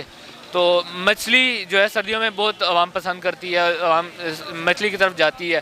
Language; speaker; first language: Urdu; native; Urdu